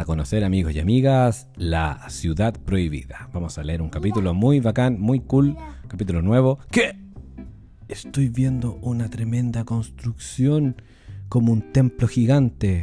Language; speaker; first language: Spanish; native; Spanish